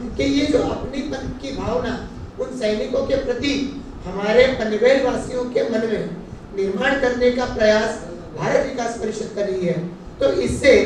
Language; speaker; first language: Hindi; non-native, local second language; Marathi